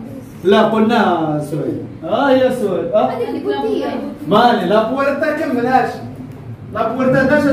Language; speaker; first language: Spanish; non-native, fluent; Arabic